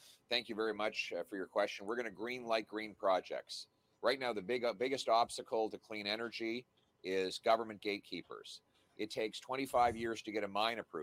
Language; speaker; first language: English; native; English